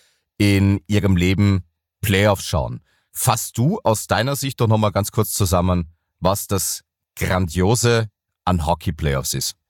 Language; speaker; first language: German; native; German